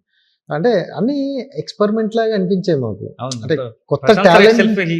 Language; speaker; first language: Telugu; native; Telugu